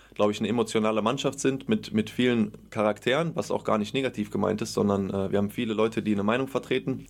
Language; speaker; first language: German; native; German